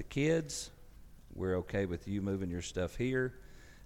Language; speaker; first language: English; native; English